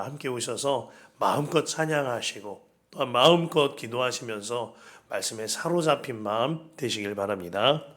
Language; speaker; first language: Korean; native; Korean